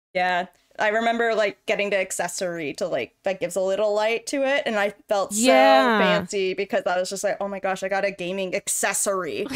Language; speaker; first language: English; native; English